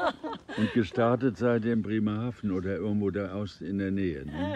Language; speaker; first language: German; native; German